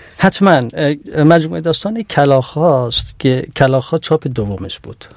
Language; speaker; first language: Persian; non-native, local second language; Central Kurdish